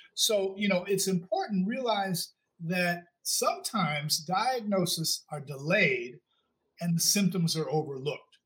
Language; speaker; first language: English; native; English